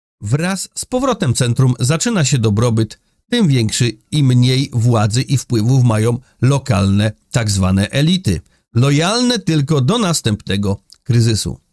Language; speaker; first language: Polish; native; Polish